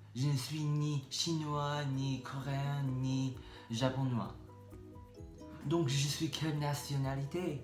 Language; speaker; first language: French; non-native, learner; English